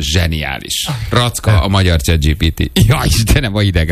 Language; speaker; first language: Hungarian; native; Hungarian